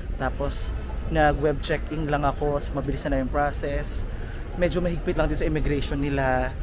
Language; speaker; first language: Filipino; native; Filipino